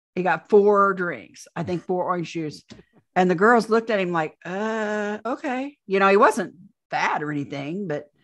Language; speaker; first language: English; native; English